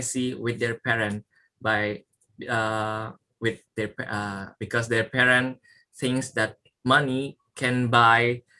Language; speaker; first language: English; non-native, learner; Indonesian